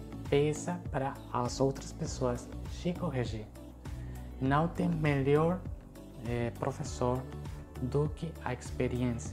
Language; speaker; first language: Portuguese; non-native, fluent; Spanish